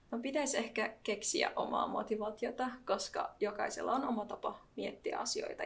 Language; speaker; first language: Finnish; non-native, fluent; Arabic